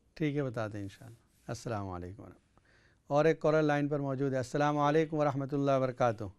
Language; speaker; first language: Urdu; native; Urdu